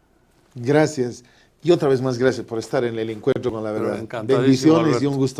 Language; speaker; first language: Spanish; native; Spanish